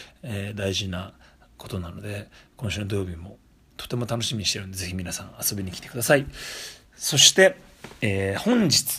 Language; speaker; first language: Japanese; native; Japanese